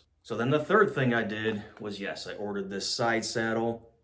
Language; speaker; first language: English; native; English